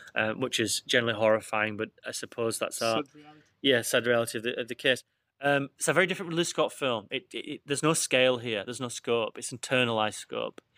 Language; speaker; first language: English; native; English